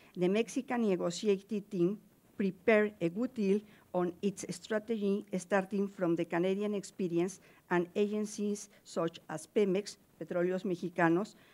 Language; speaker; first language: English; non-native, fluent; Spanish